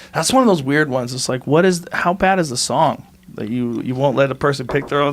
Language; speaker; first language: English; native; English